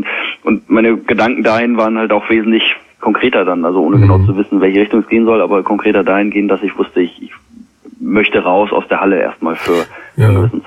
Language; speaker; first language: German; native; German